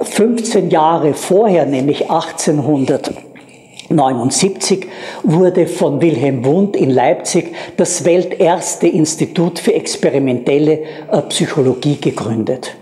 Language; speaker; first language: German; native; German